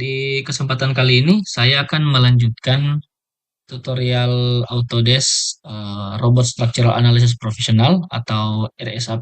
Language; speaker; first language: Indonesian; native; Indonesian